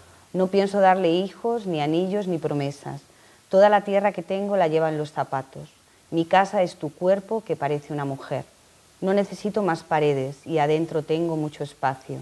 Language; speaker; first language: Spanish; native; Spanish